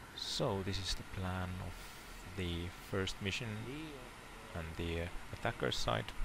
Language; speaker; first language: English; non-native, fluent; Finnish